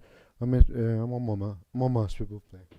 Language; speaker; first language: French; non-native, fluent; Portuguese